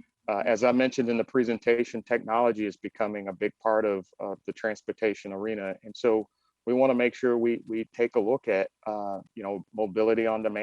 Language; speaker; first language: English; native; English